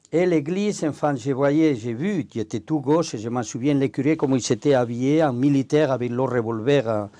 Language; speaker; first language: French; non-native, fluent; Spanish